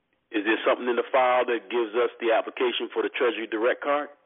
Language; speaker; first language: English; native; English